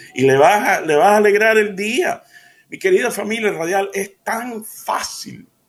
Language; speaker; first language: Spanish; early bilingual, heritage; Spanish